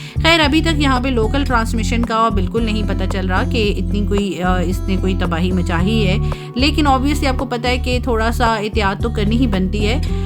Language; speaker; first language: Urdu; native; Urdu